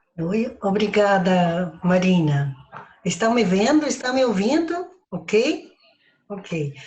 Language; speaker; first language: Portuguese; non-native, fluent; Spanish